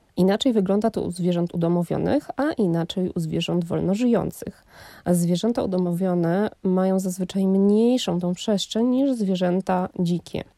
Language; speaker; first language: Polish; native; Polish